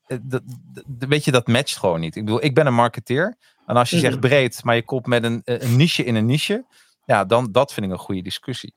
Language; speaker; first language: Dutch; native; Dutch